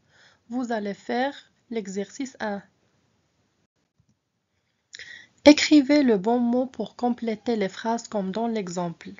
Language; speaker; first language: French; non-native, local second language; Arabic